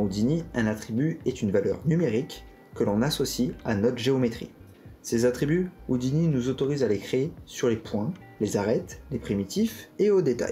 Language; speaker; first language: French; native; French